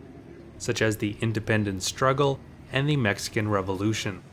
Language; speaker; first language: English; native; English